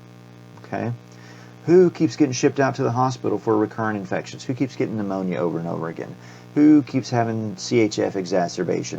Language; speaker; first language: English; native; English